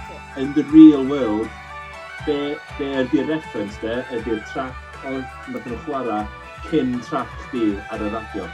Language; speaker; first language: Welsh; native; Welsh